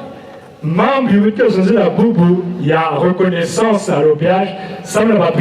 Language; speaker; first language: French; non-native, local second language; Lingala